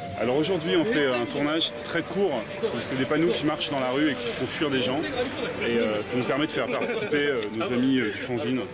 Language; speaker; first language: French; native; French